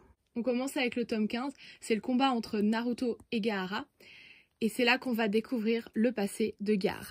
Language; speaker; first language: French; native; French